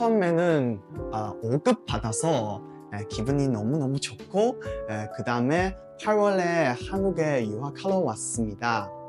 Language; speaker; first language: Korean; non-native, fluent; Chinese